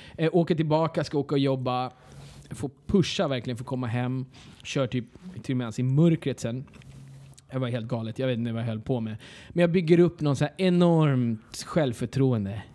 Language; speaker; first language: Swedish; early bilingual, other home language; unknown